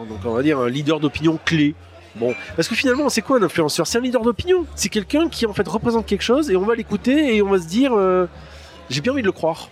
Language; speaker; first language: French; native; French